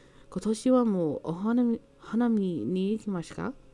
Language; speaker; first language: Japanese; non-native, learner; English